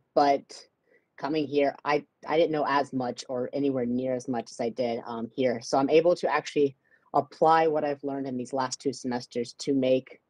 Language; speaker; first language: English; native; English